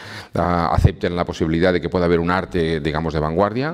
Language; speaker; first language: Spanish; native; Spanish